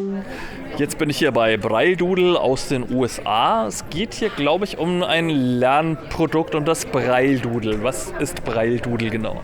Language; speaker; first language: German; native; German